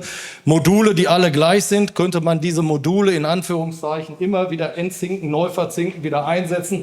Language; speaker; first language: German; native; German